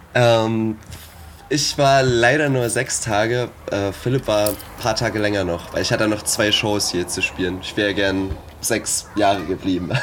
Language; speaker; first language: German; native; German